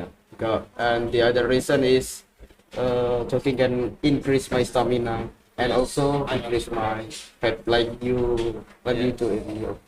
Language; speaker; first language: English; non-native, learner; Indonesian